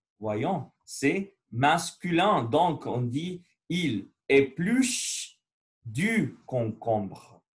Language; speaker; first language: French; non-native, learner; Spanish